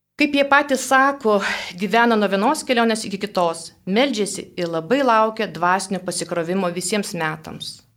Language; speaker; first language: Lithuanian; native; Lithuanian